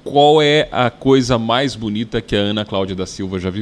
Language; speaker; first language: Portuguese; native; Portuguese